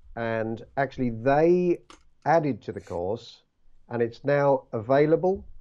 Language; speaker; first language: English; native; English